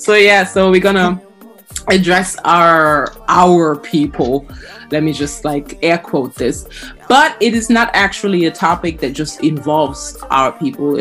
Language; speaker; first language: English; non-native, fluent; Lingala